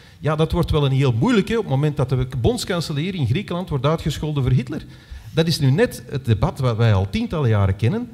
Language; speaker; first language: Dutch; native; Dutch